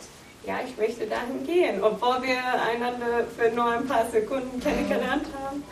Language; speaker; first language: German; non-native, learner; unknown